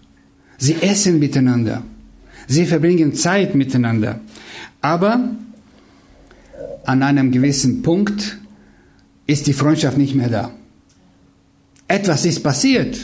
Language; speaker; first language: German; non-native, fluent; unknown